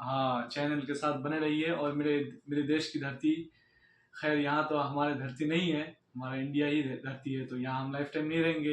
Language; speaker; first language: Hindi; native; Hindi